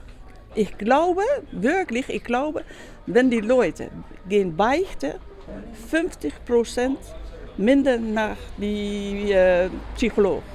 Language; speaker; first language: German; non-native, learner; Dutch